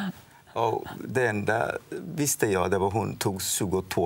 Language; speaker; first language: Swedish; non-native, fluent; Odia